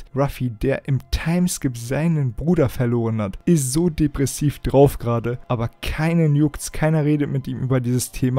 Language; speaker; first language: German; native; German